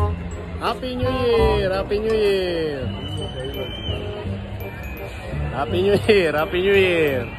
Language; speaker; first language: English; non-native, local second language; Filipino